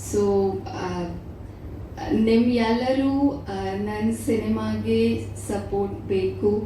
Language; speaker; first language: Kannada; non-native, learner; Marathi